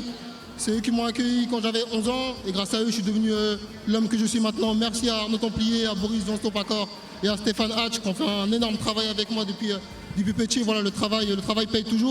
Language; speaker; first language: French; native; French